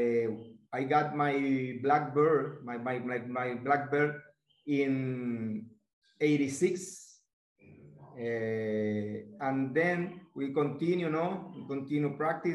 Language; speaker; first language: English; non-native, learner; Spanish